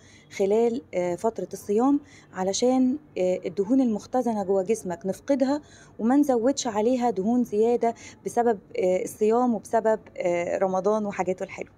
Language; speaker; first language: Arabic; native; Arabic